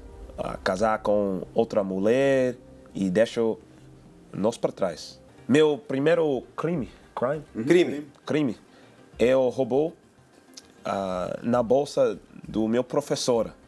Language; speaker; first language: Portuguese; non-native, learner; English